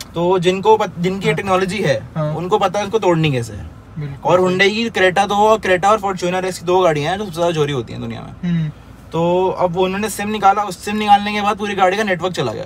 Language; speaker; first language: Hindi; native; Hindi